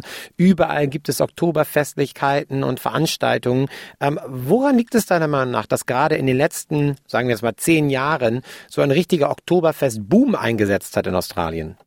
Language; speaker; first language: German; native; German